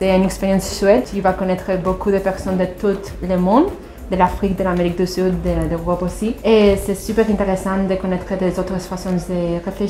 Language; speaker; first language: French; non-native, fluent; Spanish